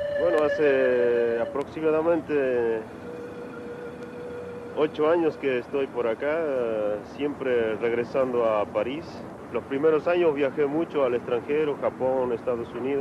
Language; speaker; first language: Spanish; non-native, local second language; Quechua